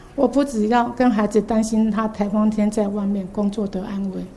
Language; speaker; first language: Chinese; native; Chinese